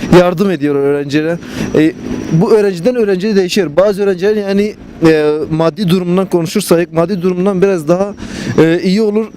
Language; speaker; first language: Turkish; non-native, learner; Arabic